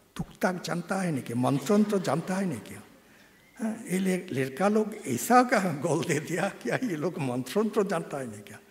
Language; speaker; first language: Hindi; non-native, local second language; Bangla